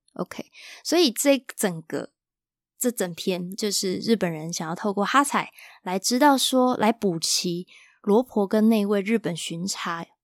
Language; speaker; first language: Chinese; native; Chinese